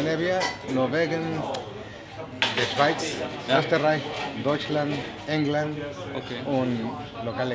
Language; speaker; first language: German; non-native, fluent; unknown